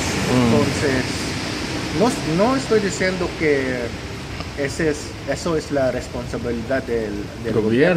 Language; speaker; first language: Spanish; non-native, fluent; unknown